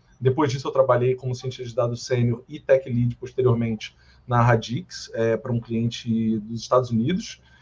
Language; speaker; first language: Portuguese; native; Portuguese